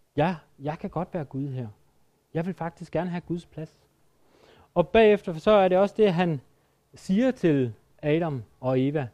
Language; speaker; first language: Danish; native; Danish